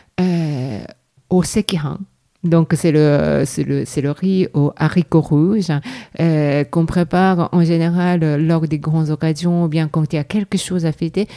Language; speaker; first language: French; non-native, fluent; Japanese